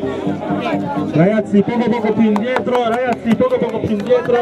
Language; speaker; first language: Italian; native; Italian